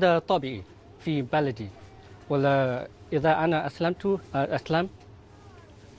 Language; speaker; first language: Arabic; non-native, learner; Filipino